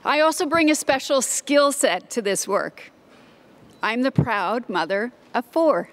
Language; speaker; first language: English; native; English